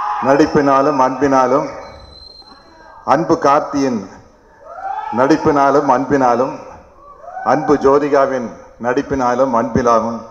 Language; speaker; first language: Tamil; native; Tamil